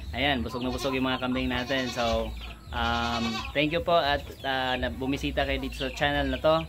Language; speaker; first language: Filipino; non-native, local second language; Cebuano